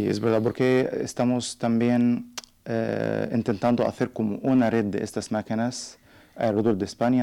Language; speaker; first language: Spanish; non-native, learner; Arabic